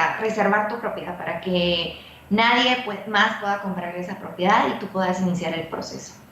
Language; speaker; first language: Spanish; native; Spanish